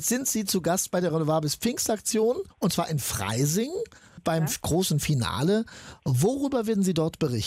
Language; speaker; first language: German; native; German